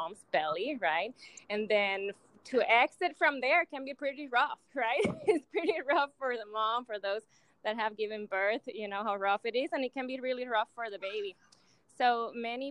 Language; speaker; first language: English; non-native, fluent; Spanish